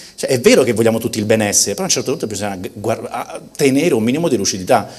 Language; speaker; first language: Italian; early bilingual, heritage; Italian